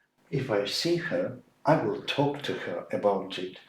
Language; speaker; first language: English; non-native, fluent; Ukrainian